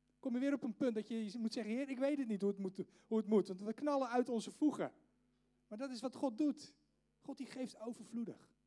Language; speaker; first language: Dutch; native; Dutch